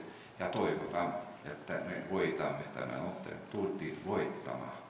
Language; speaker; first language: Finnish; non-native, fluent; Romanian